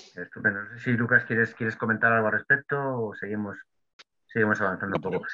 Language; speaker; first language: Spanish; native; Spanish